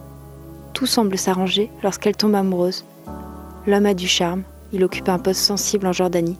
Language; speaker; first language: French; native; French